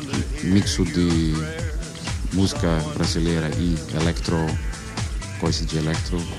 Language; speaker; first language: Portuguese; non-native, learner; Dutch